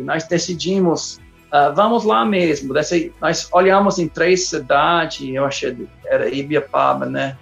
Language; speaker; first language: Portuguese; non-native, fluent; English